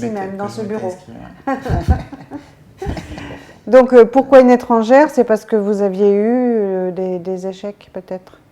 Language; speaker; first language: French; native; French